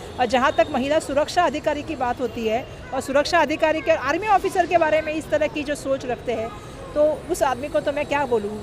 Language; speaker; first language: Hindi; non-native, local second language; Marathi